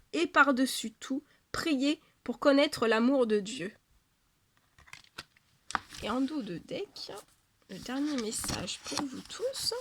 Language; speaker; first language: French; native; French